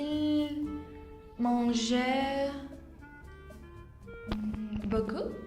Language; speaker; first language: French; non-native, learner; Spanish